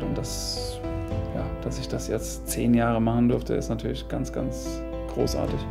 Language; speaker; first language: German; native; German